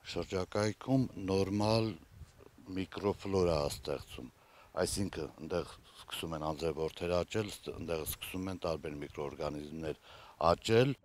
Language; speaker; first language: Armenian; native; Armenian